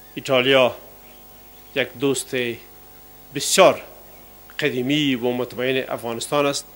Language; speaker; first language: Persian; non-native, local second language; Pashto